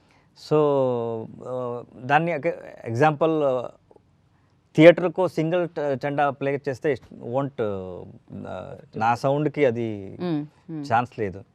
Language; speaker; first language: Telugu; non-native, learner; Kannada